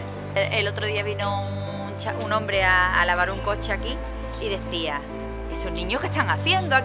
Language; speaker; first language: Spanish; native; Spanish